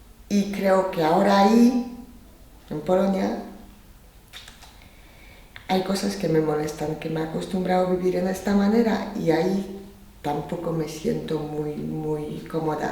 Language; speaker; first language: Spanish; non-native, fluent; Polish